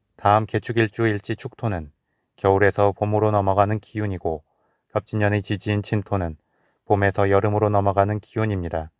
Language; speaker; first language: Korean; native; Korean